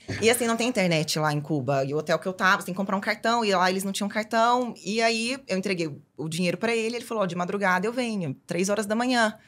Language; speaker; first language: Portuguese; native; Portuguese